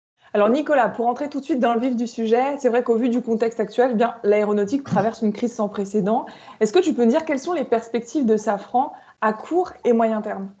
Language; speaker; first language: French; native; French